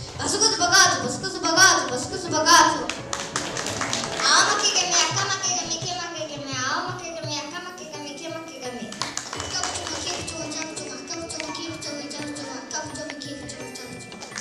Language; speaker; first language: Japanese; non-native, learner; Mongolian